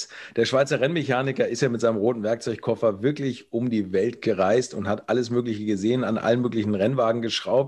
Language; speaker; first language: German; native; German